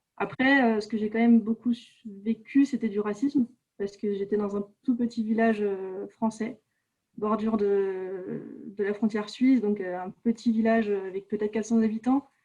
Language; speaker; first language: French; native; French